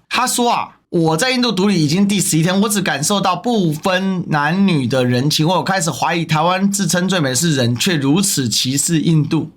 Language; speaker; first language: Chinese; native; Chinese